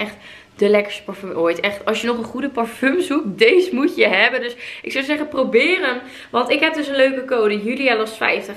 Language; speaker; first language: Dutch; native; Dutch